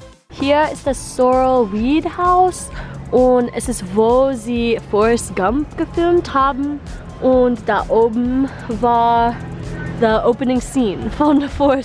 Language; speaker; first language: German; non-native, learner; English